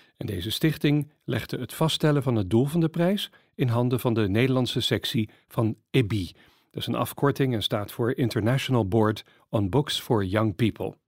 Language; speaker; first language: Dutch; native; Dutch